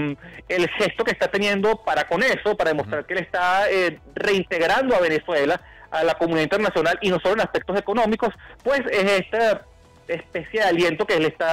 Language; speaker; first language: Spanish; native; Spanish